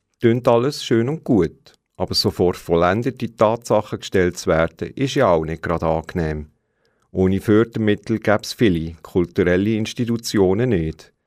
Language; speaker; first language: German; native; German